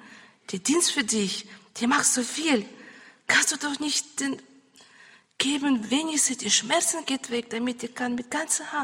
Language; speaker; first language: German; non-native, learner; Russian